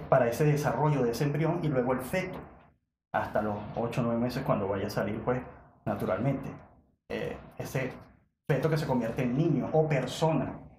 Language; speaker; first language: Spanish; native; Spanish